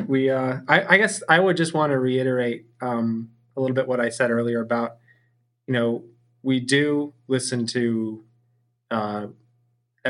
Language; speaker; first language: English; native; English